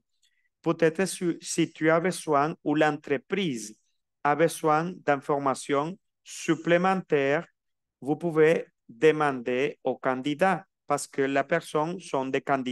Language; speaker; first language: French; non-native, fluent; Spanish